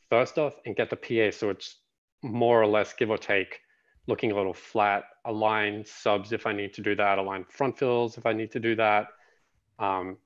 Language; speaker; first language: English; native; English